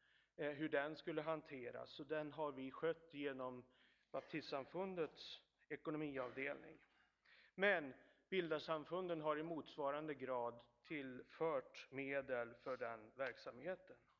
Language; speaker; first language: Swedish; native; Swedish